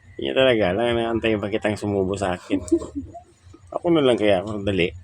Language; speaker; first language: Filipino; non-native, local second language; Iloko